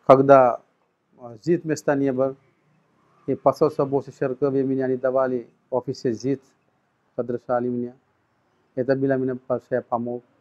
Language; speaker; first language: Russian; non-native, learner; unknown